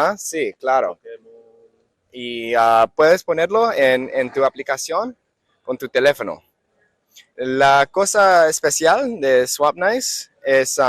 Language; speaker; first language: Spanish; non-native, learner; English